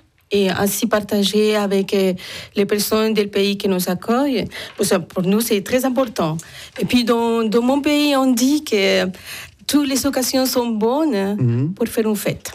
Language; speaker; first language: French; non-native, fluent; Spanish